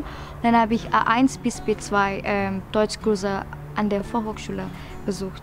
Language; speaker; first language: German; non-native, fluent; Indonesian